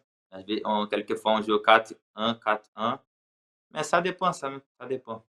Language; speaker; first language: French; non-native, learner; Portuguese